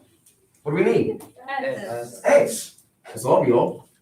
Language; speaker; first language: Spanish; non-native, fluent; English